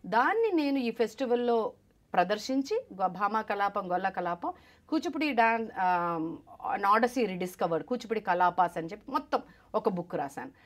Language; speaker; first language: Telugu; non-native, local second language; Malayalam